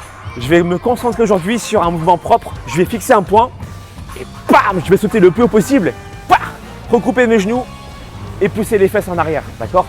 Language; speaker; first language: French; native; French